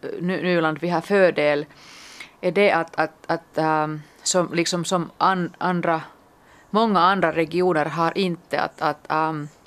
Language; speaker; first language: Swedish; non-native, local second language; Finnish